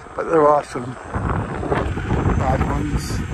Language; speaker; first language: English; native; English